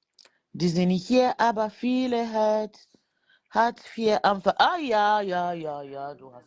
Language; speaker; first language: German; non-native, learner; French